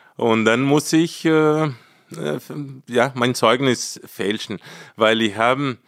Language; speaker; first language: German; non-native, fluent; Portuguese